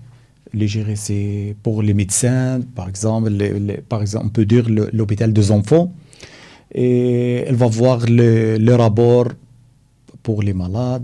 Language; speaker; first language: French; non-native, learner; Arabic